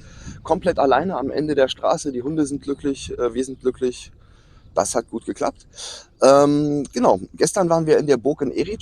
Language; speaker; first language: German; native; German